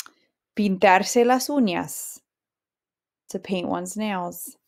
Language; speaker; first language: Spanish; non-native, fluent; English